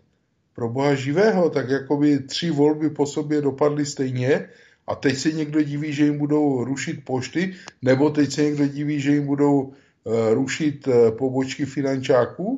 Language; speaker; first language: Czech; native; Czech